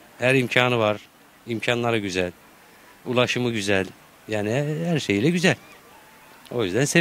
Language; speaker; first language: Turkish; native; Turkish